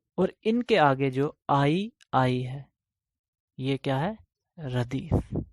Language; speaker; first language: Urdu; non-native, local second language; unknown